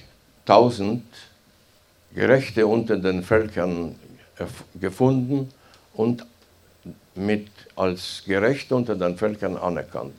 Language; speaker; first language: German; non-native, fluent; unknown